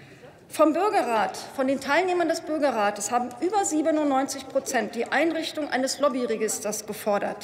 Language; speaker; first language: German; native; German